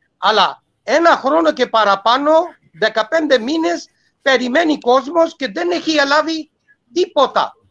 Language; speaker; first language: Greek; non-native, fluent; Urdu